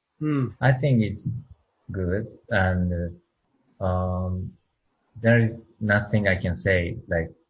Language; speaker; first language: English; non-native, learner; Japanese